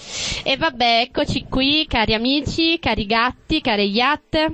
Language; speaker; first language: Italian; native; Italian